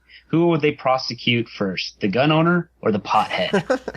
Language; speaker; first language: English; native; English